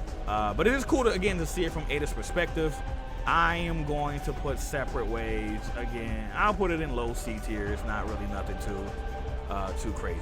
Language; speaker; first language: English; native; English